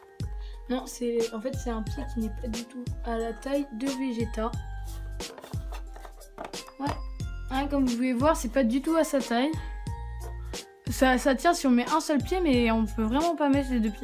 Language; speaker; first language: French; native; French